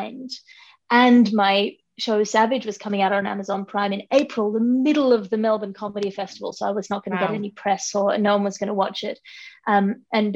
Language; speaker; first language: English; native; English